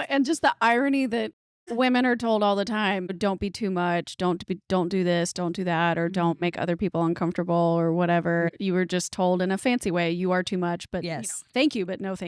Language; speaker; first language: English; native; English